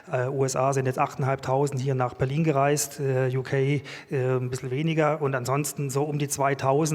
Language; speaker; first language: German; native; German